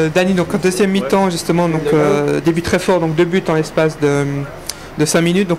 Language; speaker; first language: French; native; French